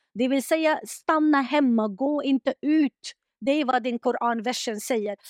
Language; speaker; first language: Swedish; non-native, fluent; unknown